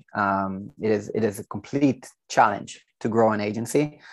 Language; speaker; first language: English; non-native, fluent; Hebrew